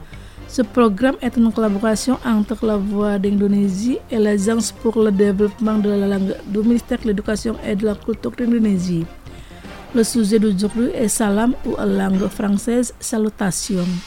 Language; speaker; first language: French; non-native, fluent; Indonesian